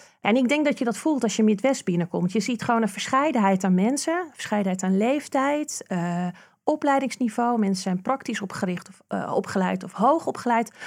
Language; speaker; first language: Dutch; native; Dutch